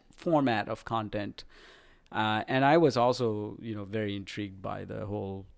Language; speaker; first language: English; non-native, local second language; Sinhala